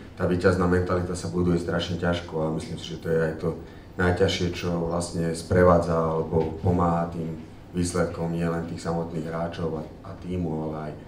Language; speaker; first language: Slovak; native; Slovak